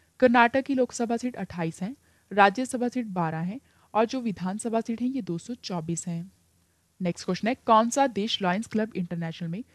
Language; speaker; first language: Hindi; native; Hindi